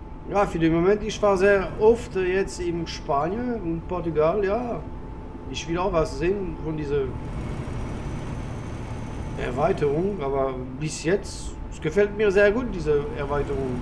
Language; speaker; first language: German; non-native, learner; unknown